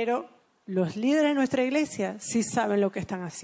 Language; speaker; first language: Spanish; native; Spanish